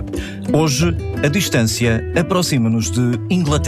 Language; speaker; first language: Portuguese; native; Portuguese